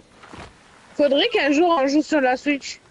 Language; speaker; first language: French; native; French